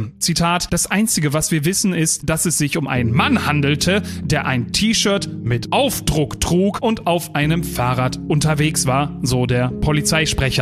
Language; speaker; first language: German; native; German